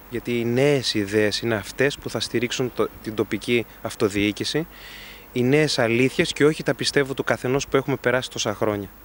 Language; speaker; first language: Greek; early bilingual, heritage; Greek